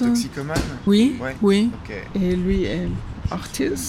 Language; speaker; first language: French; non-native, learner; German